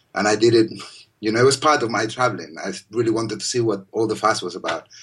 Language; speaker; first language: English; non-native, fluent; Spanish